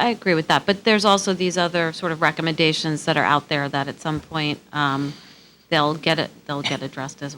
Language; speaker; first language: English; native; English